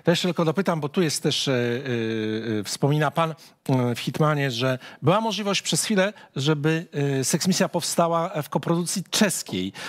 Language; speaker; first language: Polish; native; Polish